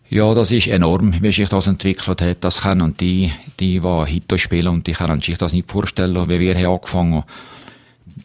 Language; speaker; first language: German; native; German